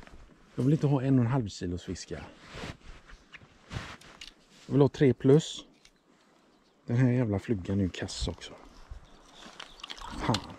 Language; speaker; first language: Swedish; native; Swedish